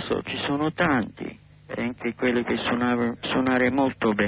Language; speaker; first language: Italian; non-native, learner; English